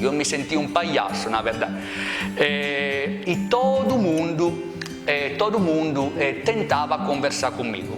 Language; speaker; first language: Portuguese; non-native, fluent; Italian